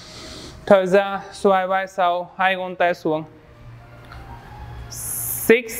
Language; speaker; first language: Vietnamese; non-native, learner; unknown